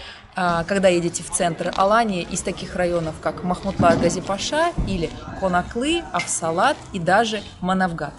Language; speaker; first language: Russian; native; Russian